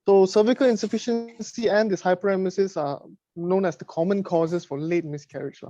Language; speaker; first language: English; non-native, local second language; Chinese